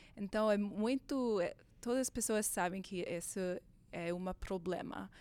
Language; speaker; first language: Portuguese; non-native, learner; Chinese